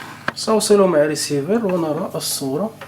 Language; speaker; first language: Arabic; native; Arabic